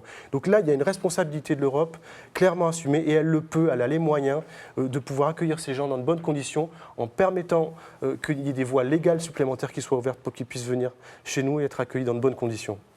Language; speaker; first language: French; native; French